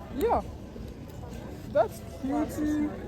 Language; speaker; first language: English; non-native, learner; Haitian Creole